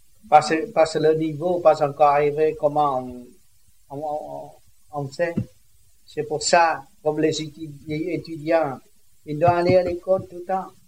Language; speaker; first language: French; non-native, learner; Vietnamese